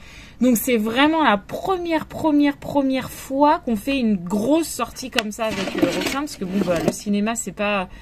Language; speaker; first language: French; native; French